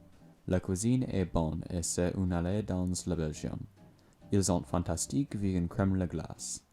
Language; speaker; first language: French; non-native, learner; English